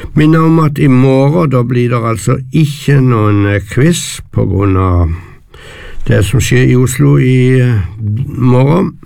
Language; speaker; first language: Norwegian; native; Norwegian